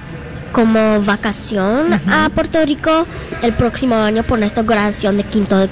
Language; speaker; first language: Spanish; non-native, learner; English